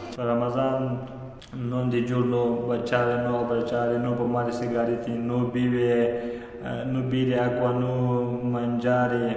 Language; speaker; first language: Italian; non-native, learner; Pashto